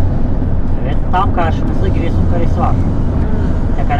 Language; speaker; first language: Turkish; native; Turkish